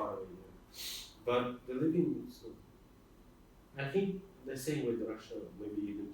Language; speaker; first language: English; non-native, fluent; Russian